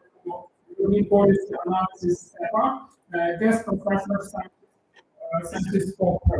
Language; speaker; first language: English; non-native, learner; Russian